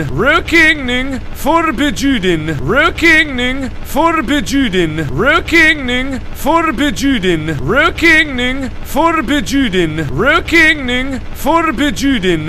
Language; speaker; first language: Swedish; non-native, learner; English